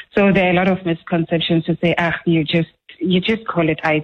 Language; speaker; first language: English; non-native, local second language; Xhosa